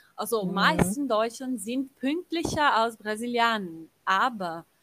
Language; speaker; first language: German; non-native, fluent; Portuguese